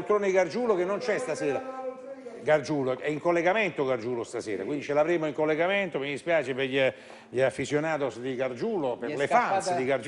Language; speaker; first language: Italian; native; Italian